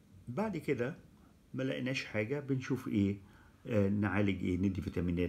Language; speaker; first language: Arabic; native; Arabic